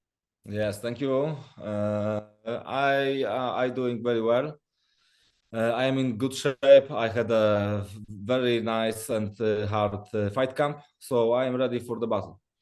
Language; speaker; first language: English; non-native, learner; Polish